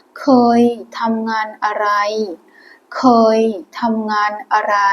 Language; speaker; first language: Thai; non-native, fluent; Burmese